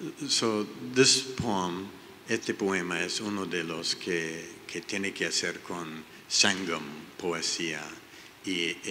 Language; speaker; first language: Spanish; non-native, learner; English